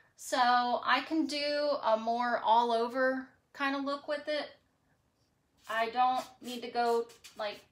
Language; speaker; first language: English; native; English